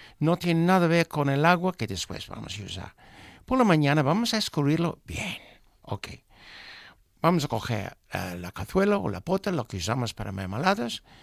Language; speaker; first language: Spanish; non-native, fluent; English